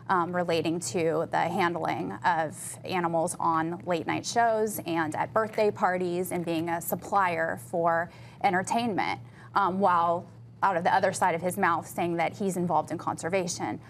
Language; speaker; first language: English; native; English